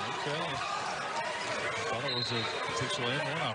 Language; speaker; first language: English; native; English